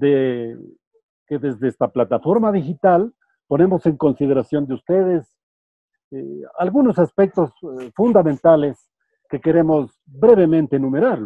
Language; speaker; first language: Spanish; native; Spanish